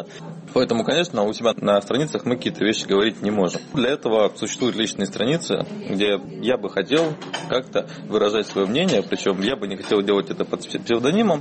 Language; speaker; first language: Russian; native; Russian